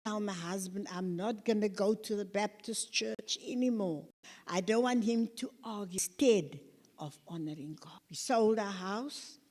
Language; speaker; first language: English; non-native, local second language; Afrikaans